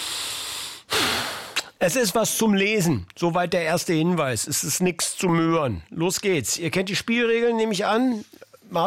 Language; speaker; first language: German; native; German